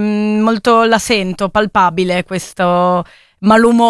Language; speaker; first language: Italian; native; Italian